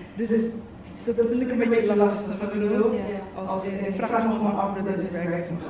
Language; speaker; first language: Dutch; early bilingual, other home language; Spanish